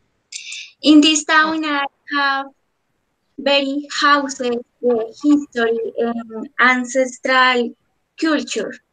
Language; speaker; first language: English; non-native, learner; Spanish